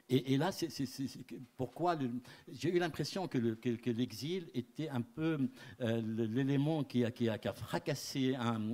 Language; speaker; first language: French; non-native, local second language; Arabic